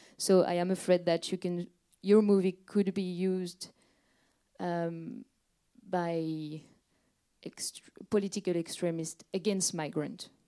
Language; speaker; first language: English; non-native, fluent; French